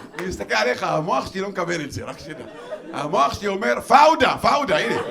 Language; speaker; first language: Hebrew; non-native, local second language; Arabic